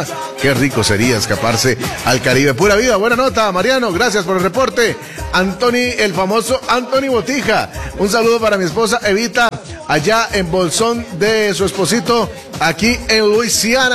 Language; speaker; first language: Spanish; native; Spanish